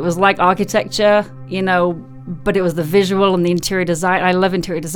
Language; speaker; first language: English; native; English